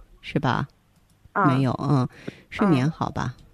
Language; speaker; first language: Chinese; native; Chinese